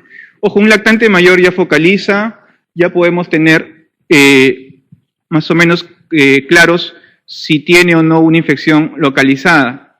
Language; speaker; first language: Spanish; native; Spanish